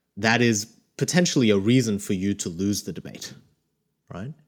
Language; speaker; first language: English; early bilingual, other home language; Korean